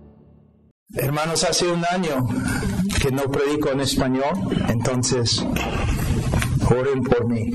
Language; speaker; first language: Spanish; non-native, fluent; English